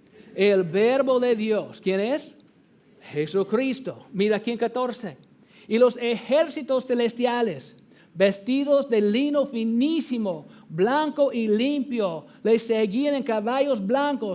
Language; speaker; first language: Spanish; non-native, fluent; English